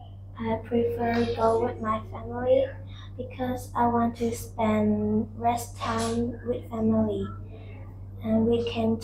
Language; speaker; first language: English; non-native, learner; Vietnamese